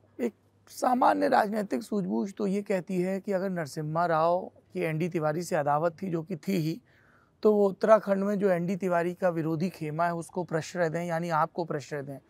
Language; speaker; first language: Hindi; native; Hindi